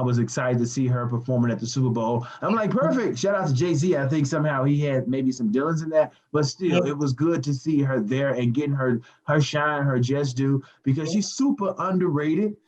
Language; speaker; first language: English; native; English